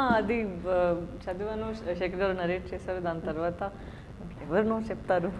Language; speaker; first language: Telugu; non-native, local second language; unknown